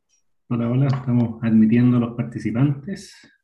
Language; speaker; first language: Spanish; native; Spanish